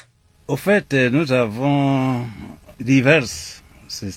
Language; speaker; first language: French; non-native, local second language; Igbo